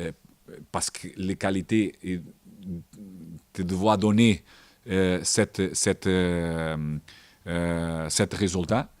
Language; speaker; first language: French; non-native, learner; Portuguese